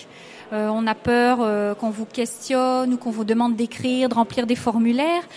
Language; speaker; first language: French; native; French